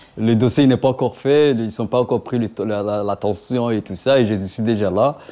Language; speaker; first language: French; non-native, local second language; Somali